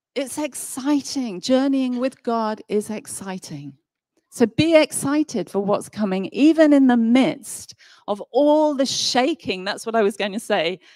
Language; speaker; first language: English; native; English